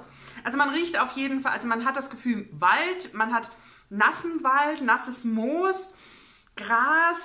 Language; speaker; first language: German; native; German